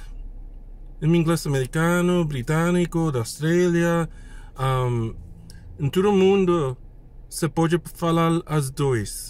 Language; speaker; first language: Portuguese; non-native, fluent; English